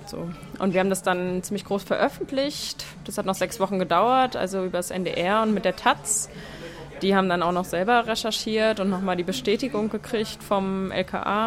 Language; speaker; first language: German; native; German